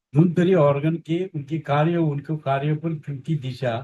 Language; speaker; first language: Hindi; non-native, local second language; Marathi